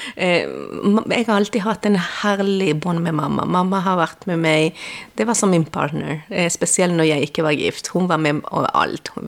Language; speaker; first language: Norwegian; non-native, fluent; Spanish